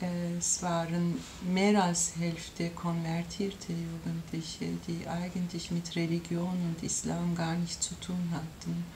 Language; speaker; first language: German; non-native, fluent; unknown